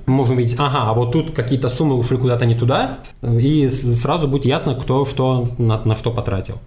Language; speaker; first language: Russian; non-native, local second language; Tajik